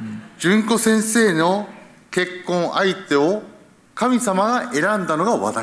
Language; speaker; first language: Japanese; early bilingual, heritage; Japanese